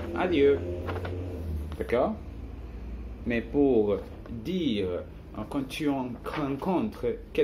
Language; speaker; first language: French; non-native, learner; Portuguese